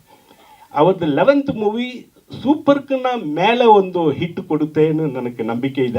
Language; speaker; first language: Kannada; non-native, fluent; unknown